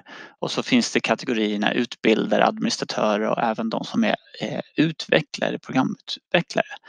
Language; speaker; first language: Swedish; native; Swedish